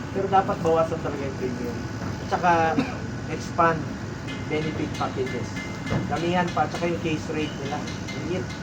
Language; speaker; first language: Filipino; non-native, local second language; Cebuano